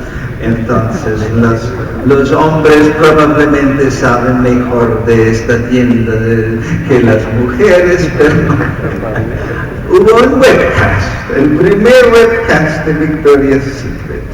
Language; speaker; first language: Spanish; non-native, fluent; English